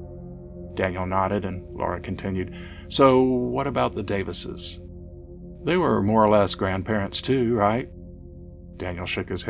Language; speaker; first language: English; native; English